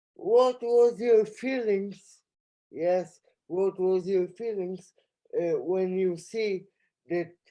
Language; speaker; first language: English; non-native, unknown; Hebrew